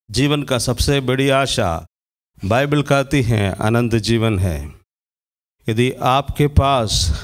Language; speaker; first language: Hindi; non-native, local second language; Malayalam